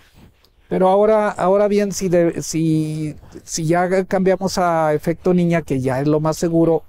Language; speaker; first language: Spanish; native; Spanish